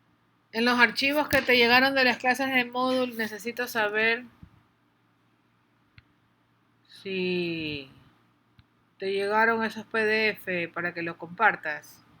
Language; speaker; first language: Spanish; native; Spanish